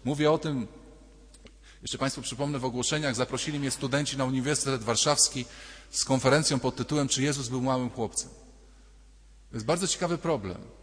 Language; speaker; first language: Polish; native; Polish